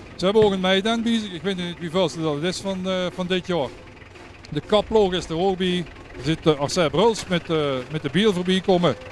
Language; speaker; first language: Dutch; native; Dutch